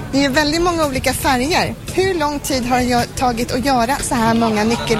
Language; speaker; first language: Swedish; native; Swedish